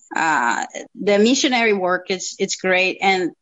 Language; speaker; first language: English; non-native, fluent; Spanish